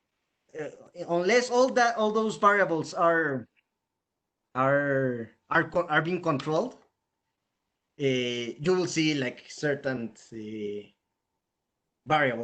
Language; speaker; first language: English; non-native, fluent; Spanish